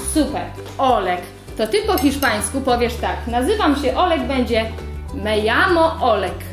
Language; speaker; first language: Polish; native; Polish